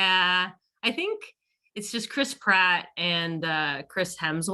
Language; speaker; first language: English; native; English